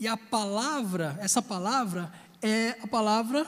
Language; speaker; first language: Portuguese; native; Portuguese